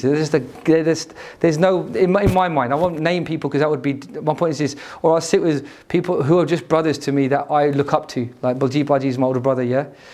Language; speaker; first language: English; native; English